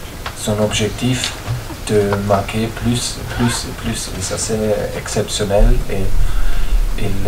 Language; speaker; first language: French; non-native, fluent; German